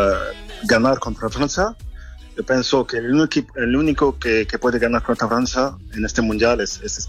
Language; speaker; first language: Spanish; non-native, learner; French